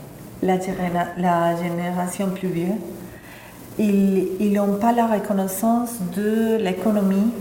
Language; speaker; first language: French; non-native, fluent; Spanish